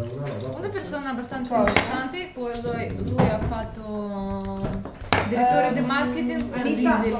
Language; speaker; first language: Italian; non-native, fluent; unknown